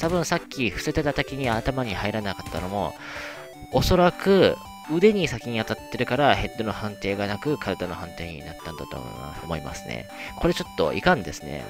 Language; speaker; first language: Japanese; native; Japanese